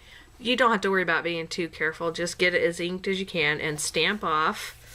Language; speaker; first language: English; native; English